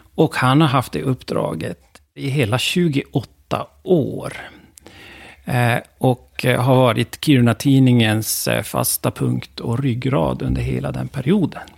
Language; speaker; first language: Swedish; native; Swedish